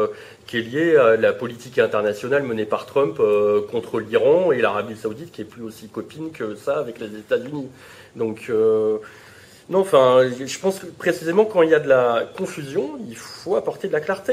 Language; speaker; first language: French; native; French